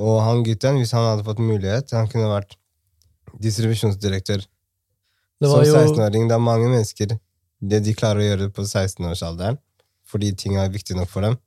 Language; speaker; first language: Norwegian; early bilingual, other home language; Somali